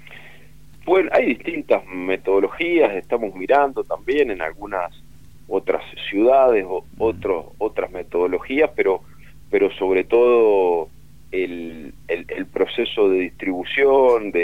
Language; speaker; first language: Spanish; native; Spanish